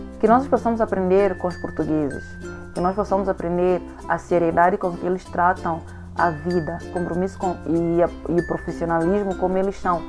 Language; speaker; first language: Portuguese; native; Portuguese